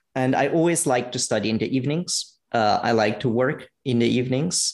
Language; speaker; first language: English; non-native, fluent; Italian